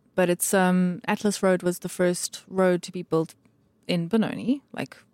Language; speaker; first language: English; native; English